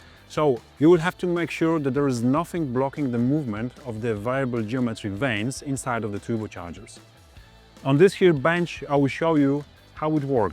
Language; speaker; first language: English; non-native, fluent; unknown